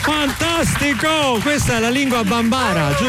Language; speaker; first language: Italian; native; Italian